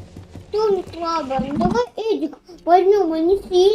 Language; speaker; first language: Russian; native; Russian